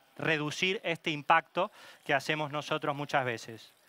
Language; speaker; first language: Spanish; non-native, local second language; Catalan